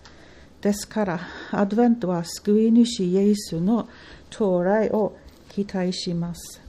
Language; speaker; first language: Japanese; non-native, fluent; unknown